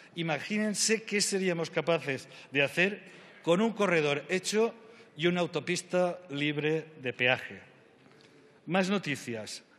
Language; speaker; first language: Spanish; native; Spanish